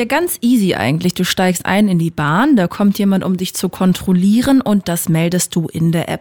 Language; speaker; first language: German; native; German